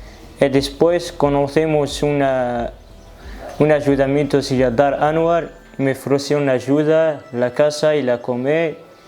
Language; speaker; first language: Spanish; non-native, learner; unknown